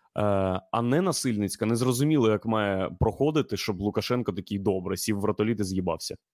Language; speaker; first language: Ukrainian; native; Ukrainian